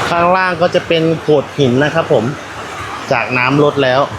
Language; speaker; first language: Thai; non-native, local second language; Northeastern Thai